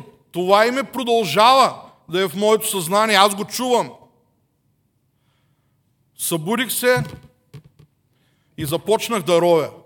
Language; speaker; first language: Bulgarian; native; Bulgarian